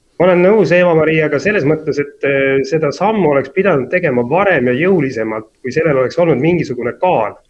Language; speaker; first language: Estonian; native; Estonian